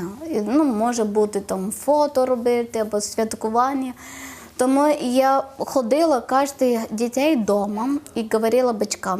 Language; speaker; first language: Ukrainian; non-native, learner; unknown